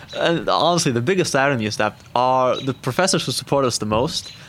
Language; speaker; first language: English; non-native, fluent; Azerbaijani